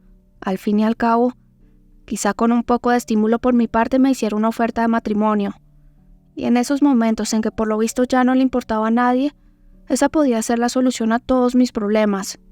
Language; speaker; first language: Spanish; native; Spanish